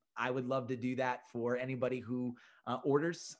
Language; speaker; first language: English; native; English